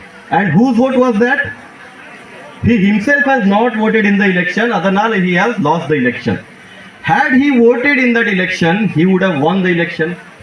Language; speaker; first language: English; non-native, local second language; Marathi